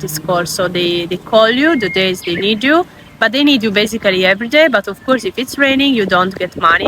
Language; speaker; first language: English; non-native, fluent; Italian